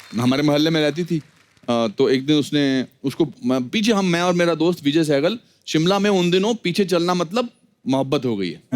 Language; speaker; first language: Hindi; native; Hindi